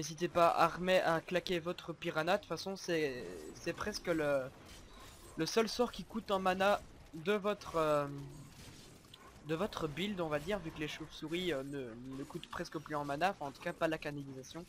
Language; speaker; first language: French; native; French